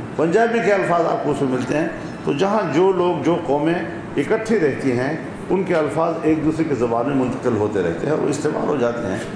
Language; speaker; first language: Urdu; non-native, local second language; Pashto